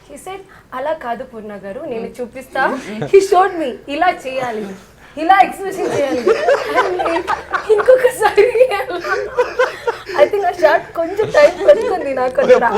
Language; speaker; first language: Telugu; non-native, learner; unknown